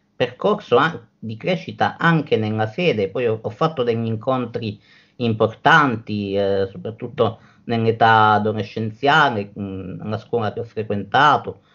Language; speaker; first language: Italian; native; Italian